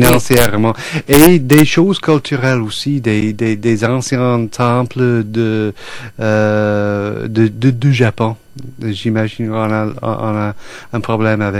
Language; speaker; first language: French; non-native, fluent; English